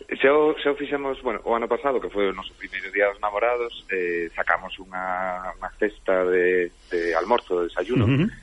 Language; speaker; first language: Galician; native; Galician